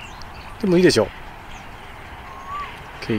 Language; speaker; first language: Japanese; native; Japanese